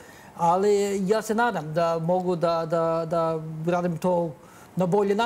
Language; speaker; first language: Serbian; non-native, learner; Norwegian